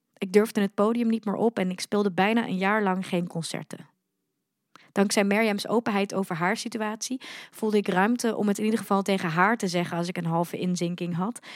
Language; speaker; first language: Dutch; early bilingual, other home language; Arabic